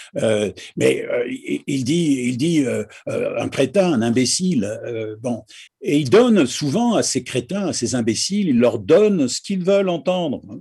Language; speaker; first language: French; native; French